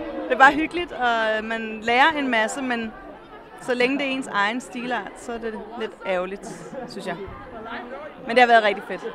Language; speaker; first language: Danish; native; Danish